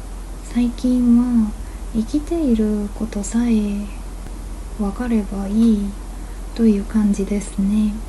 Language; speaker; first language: Japanese; non-native, fluent; Korean